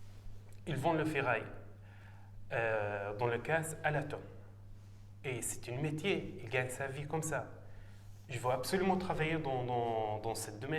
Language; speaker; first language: French; non-native, fluent; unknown